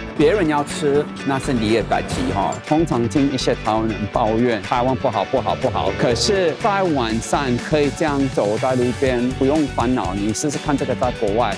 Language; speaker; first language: Chinese; non-native, fluent; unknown